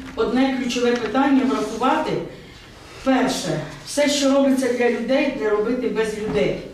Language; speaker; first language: Ukrainian; native; Ukrainian